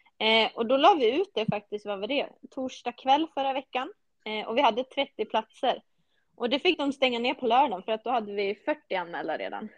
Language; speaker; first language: Swedish; native; Swedish